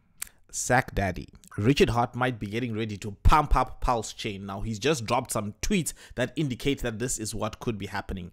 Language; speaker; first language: English; native; English